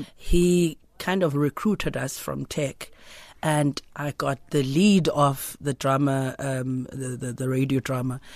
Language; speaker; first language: English; non-native, local second language; Zulu